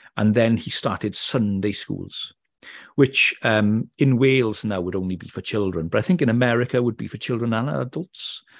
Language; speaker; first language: English; native; English